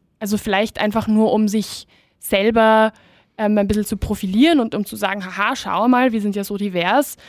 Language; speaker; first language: German; native; German